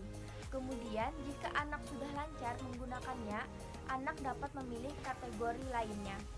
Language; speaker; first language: Indonesian; native; Indonesian